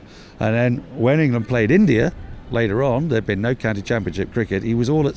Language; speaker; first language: English; native; English